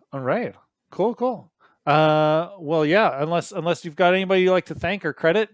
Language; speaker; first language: English; native; English